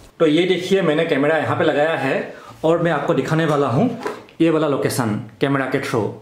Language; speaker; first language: Hindi; non-native, local second language; Assamese